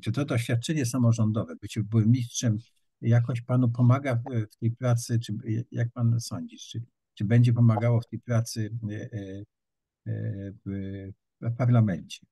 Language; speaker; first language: Polish; native; Polish